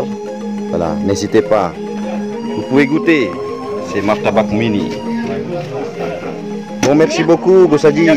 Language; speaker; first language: French; non-native, fluent; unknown